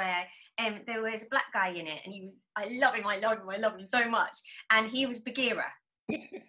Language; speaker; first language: English; native; English